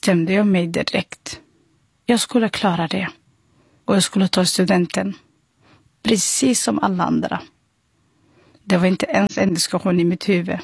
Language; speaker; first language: Swedish; non-native, fluent; Somali